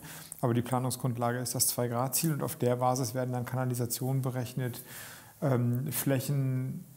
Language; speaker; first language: German; native; German